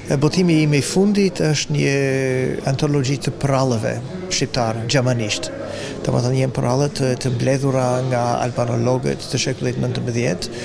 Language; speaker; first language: Albanian; non-native, fluent; English